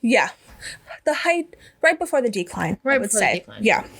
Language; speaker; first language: English; native; English